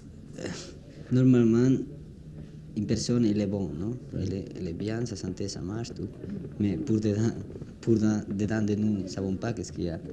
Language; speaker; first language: French; non-native, learner; Spanish